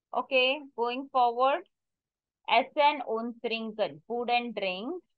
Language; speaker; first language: English; non-native, local second language; Hindi